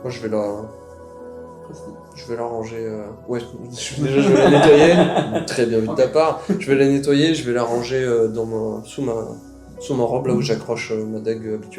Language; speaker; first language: French; native; French